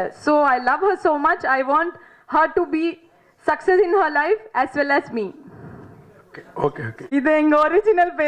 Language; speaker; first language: Tamil; non-native, learner; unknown